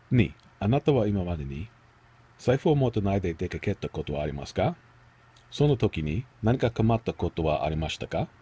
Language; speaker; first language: Japanese; non-native, learner; English